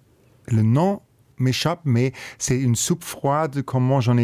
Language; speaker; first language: French; non-native, local second language; Luxembourgish